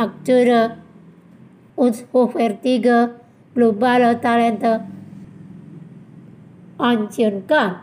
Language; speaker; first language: German; non-native, fluent; Indonesian